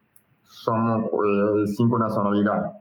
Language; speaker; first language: Spanish; non-native, learner; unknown